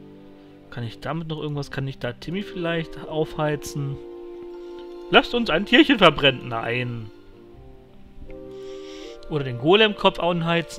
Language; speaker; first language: German; native; German